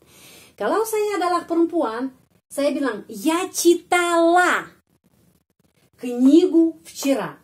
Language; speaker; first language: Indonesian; non-native, fluent; Russian